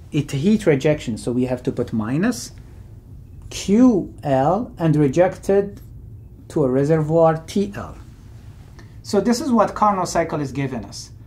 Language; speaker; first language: English; non-native, fluent; Arabic